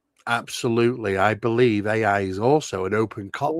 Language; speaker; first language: English; native; English